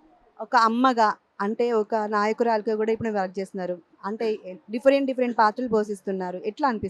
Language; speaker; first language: Telugu; native; Telugu